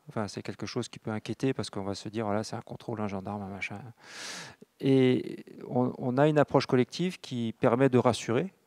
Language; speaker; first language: French; native; French